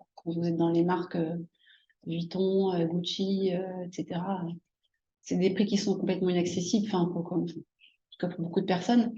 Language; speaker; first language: French; native; French